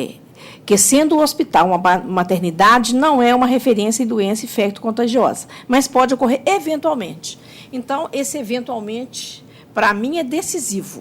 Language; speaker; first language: Portuguese; native; Portuguese